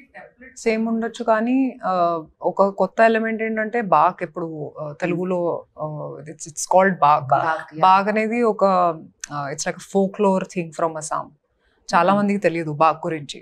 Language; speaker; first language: Telugu; non-native, local second language; Hindi